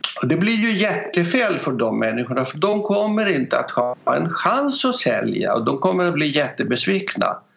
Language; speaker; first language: Swedish; non-native, fluent; Greek